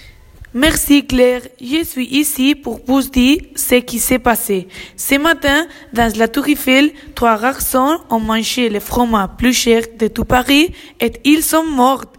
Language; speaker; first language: French; non-native, learner; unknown